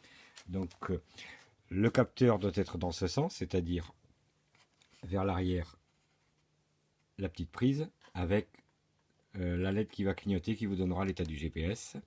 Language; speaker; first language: French; native; French